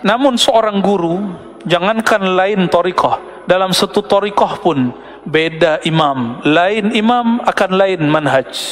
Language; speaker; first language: Malay; non-native, local second language; Minangkabau